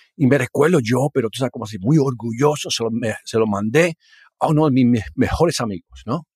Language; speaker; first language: Spanish; early bilingual, heritage; Spanish